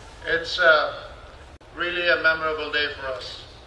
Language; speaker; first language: English; non-native, fluent; Spanish